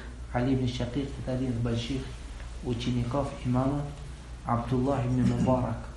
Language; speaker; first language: Russian; non-native, local second language; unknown